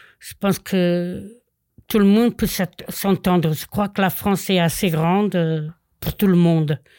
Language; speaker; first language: French; non-native, fluent; Portuguese